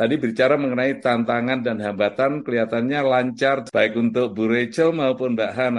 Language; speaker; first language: Indonesian; native; Indonesian